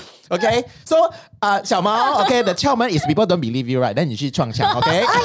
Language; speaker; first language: English; non-native, local second language; Chinese